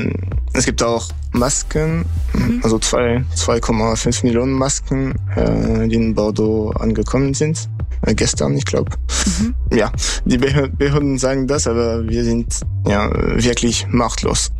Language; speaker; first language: German; non-native, fluent; French